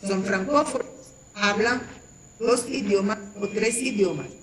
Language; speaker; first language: Spanish; non-native, fluent; French